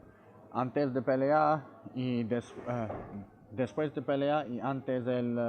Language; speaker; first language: Spanish; non-native, learner; English